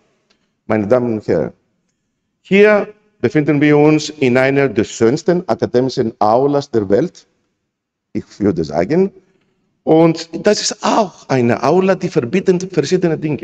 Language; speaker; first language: German; non-native, fluent; Greek